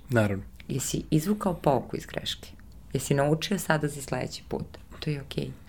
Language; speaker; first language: Serbian; early bilingual, heritage; Serbian